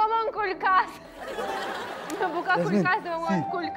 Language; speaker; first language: Indonesian; non-native, learner; Russian